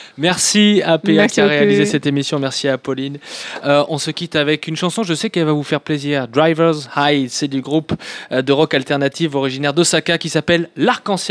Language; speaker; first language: French; native; French